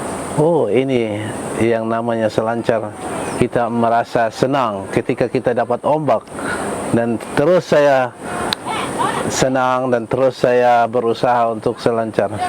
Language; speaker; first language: Indonesian; non-native, local second language; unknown